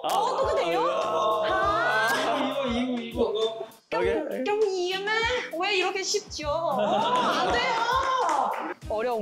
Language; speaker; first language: Korean; non-native, learner; Cantonese